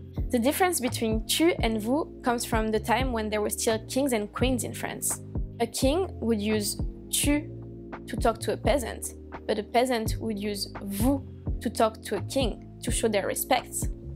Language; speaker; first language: English; non-native, fluent; French